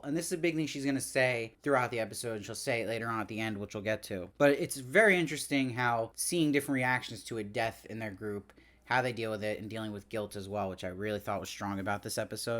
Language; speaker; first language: English; native; English